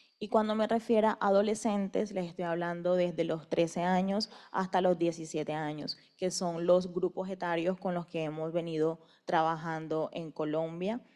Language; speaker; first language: Spanish; native; Spanish